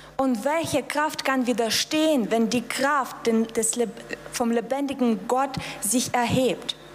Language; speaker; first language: German; non-native, fluent; Russian